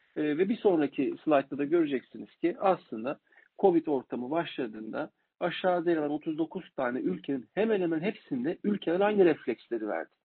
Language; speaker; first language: Turkish; native; Turkish